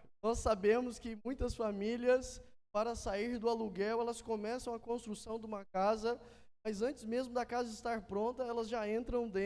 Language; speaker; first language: Portuguese; native; Portuguese